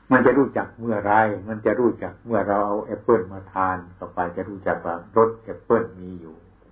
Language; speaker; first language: Thai; non-native, local second language; Northeastern Thai